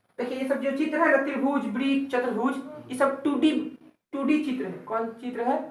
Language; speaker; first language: Hindi; native; Hindi